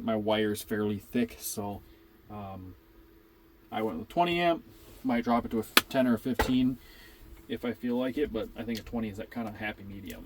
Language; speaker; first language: English; native; English